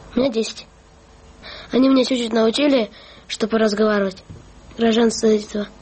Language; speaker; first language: Russian; non-native, learner; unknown